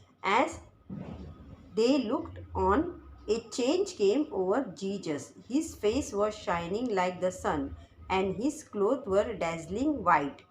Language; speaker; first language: English; non-native, local second language; Hindi